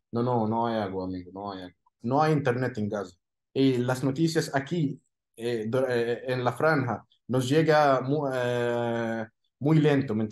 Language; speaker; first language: Spanish; non-native, fluent; Arabic